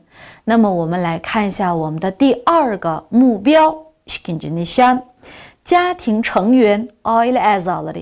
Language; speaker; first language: Chinese; non-native, local second language; Uyghur